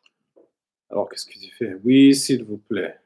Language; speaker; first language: French; non-native, learner; English